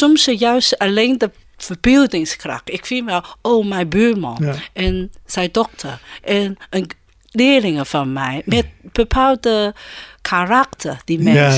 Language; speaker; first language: Dutch; non-native, learner; Chinese